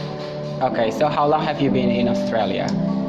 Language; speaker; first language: English; non-native, fluent; Indonesian